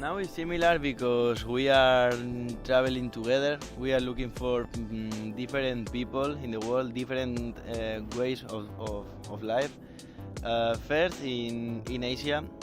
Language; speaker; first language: English; non-native, fluent; Spanish